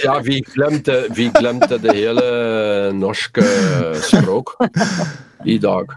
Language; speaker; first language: Norwegian; non-native, fluent; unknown